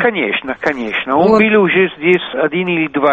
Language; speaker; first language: Russian; non-native, fluent; Italian